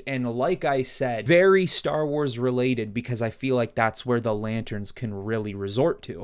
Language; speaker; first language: English; native; English